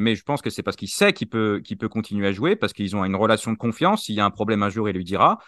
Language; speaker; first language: French; native; French